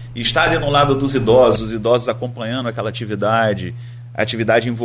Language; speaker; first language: Portuguese; native; Portuguese